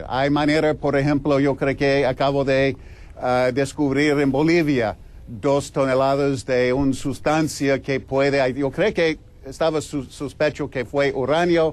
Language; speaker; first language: Spanish; non-native, fluent; English